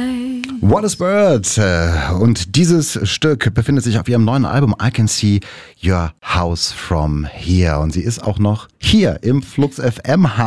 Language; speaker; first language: German; native; German